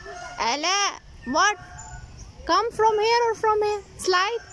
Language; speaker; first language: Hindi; non-native, learner; Arabic